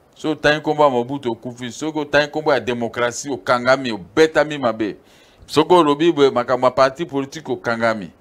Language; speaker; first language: Lingala; native; Lingala